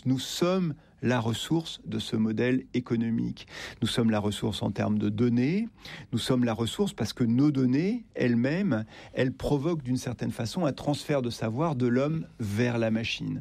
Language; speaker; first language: French; native; French